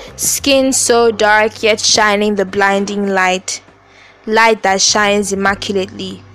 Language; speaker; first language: English; non-native, local second language; Yoruba